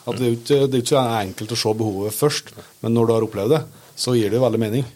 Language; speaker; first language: Norwegian; native; Norwegian